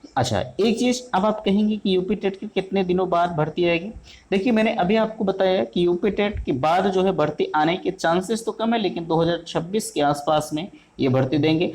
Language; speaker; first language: Hindi; native; Hindi